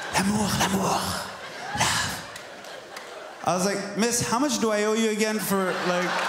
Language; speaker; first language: English; native; English